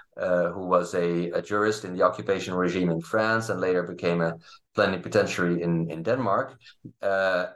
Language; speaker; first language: English; non-native, fluent; Dutch